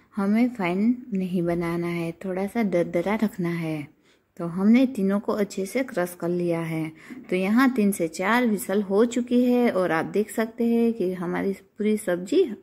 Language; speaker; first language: Hindi; non-native, local second language; Gujarati